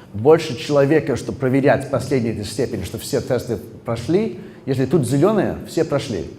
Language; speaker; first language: Russian; early bilingual, heritage; Russian